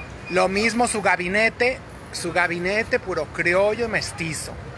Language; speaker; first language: Spanish; native; Spanish